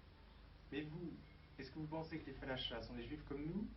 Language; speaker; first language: French; native; French